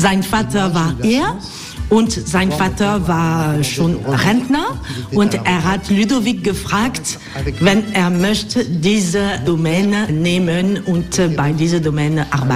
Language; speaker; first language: German; non-native, learner; French